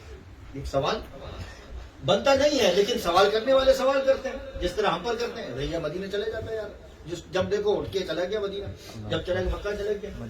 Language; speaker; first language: Urdu; native; Urdu